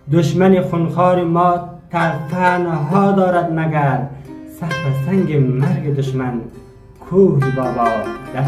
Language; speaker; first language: Persian; native; Persian